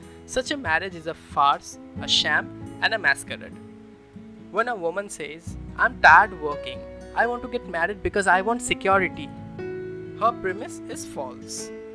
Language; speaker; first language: English; non-native, local second language; Bangla